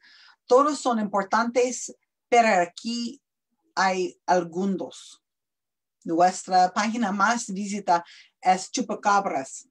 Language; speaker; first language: Spanish; non-native, learner; English